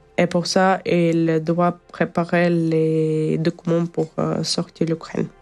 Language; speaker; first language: French; non-native, learner; Ukrainian